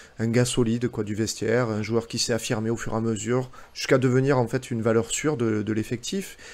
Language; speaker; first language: French; native; French